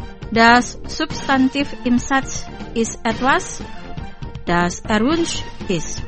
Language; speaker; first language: German; non-native, fluent; Indonesian